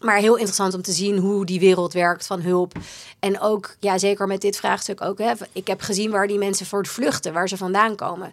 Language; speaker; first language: Dutch; native; Dutch